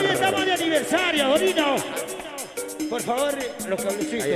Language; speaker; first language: Spanish; native; Spanish